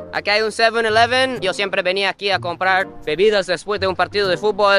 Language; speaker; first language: Spanish; non-native, fluent; Japanese